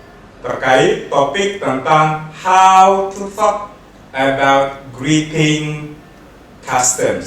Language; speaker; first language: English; non-native, fluent; Indonesian